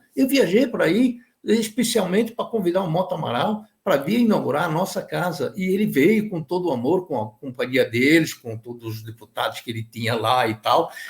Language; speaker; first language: Portuguese; native; Portuguese